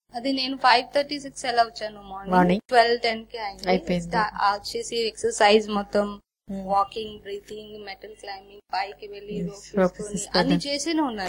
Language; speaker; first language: Telugu; non-native, learner; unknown